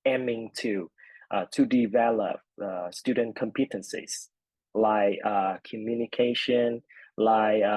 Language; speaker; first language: English; non-native, fluent; Vietnamese